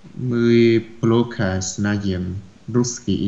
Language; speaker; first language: Russian; non-native, learner; Vietnamese